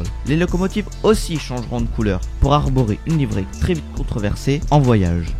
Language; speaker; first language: French; native; French